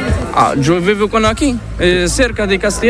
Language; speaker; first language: Spanish; non-native, learner; Arabic